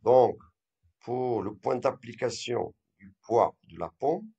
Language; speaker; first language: French; non-native, local second language; Arabic